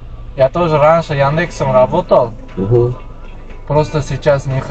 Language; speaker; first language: Russian; non-native, learner; Uzbek